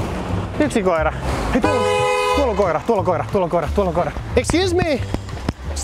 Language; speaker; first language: Finnish; native; Finnish